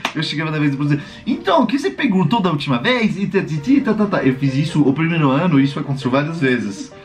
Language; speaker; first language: Portuguese; non-native, fluent; French